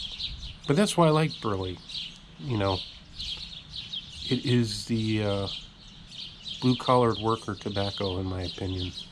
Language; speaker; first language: English; native; English